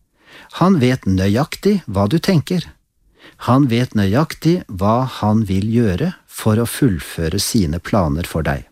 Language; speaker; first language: Norwegian; native; Norwegian